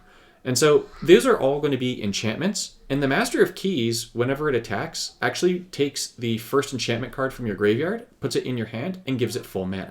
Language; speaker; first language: English; native; English